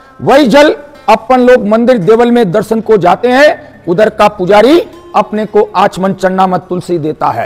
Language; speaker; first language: Hindi; non-native, local second language; Marathi